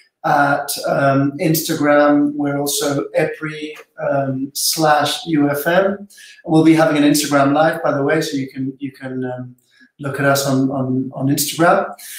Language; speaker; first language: English; non-native, fluent; Spanish